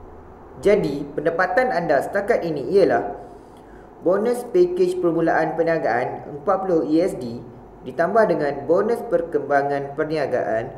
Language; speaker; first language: Malay; native; Malay